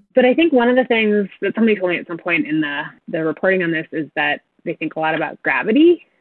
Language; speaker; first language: English; native; English